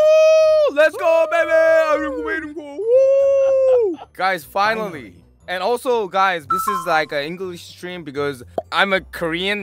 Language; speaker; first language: English; non-native, learner; Korean